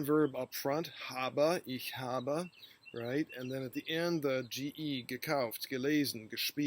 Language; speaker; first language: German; non-native, fluent; English